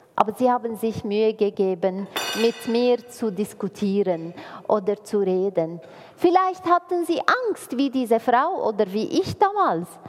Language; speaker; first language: German; non-native, fluent; Arabic